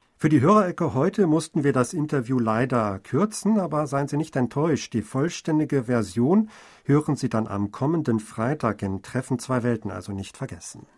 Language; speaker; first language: German; native; German